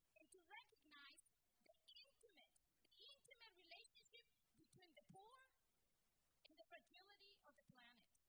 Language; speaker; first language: English; early bilingual, other home language; Spanish